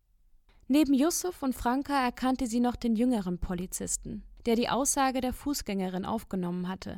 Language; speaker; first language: German; native; German